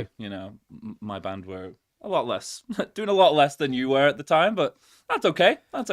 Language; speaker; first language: English; native; English